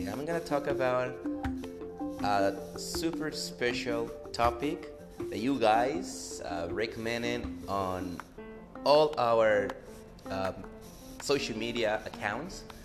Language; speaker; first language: English; non-native, fluent; Spanish